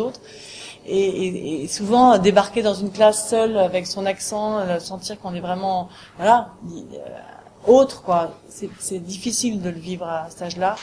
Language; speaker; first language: French; native; French